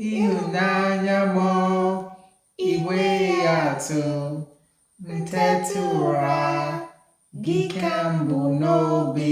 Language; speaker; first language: Igbo; non-native, learner; English